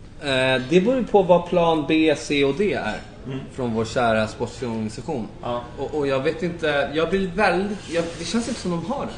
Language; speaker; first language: Swedish; native; Swedish